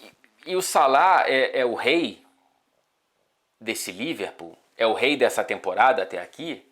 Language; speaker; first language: Portuguese; native; Portuguese